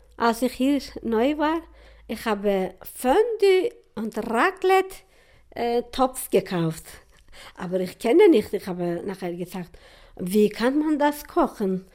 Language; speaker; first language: German; non-native, learner; Turkish